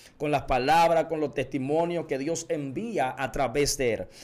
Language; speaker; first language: Spanish; native; Spanish